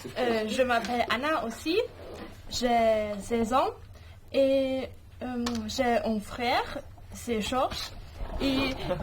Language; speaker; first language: French; non-native, learner; German